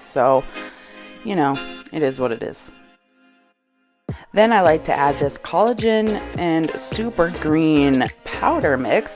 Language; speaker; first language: English; native; English